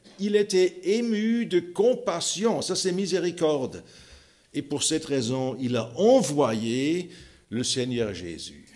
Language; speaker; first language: French; non-native, fluent; German